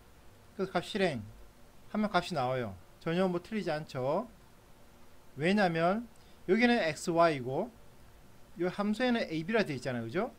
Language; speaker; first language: Korean; native; Korean